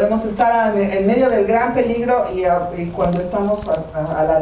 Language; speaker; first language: Spanish; native; Spanish